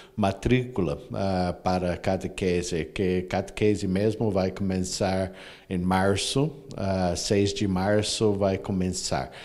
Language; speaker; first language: Portuguese; non-native, fluent; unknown